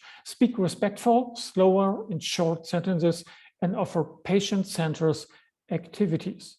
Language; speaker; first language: English; non-native, fluent; German